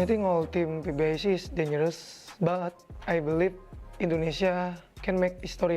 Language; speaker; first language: English; non-native, learner; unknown